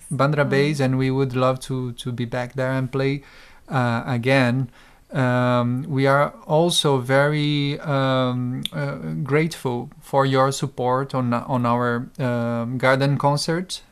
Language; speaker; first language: English; non-native, fluent; Portuguese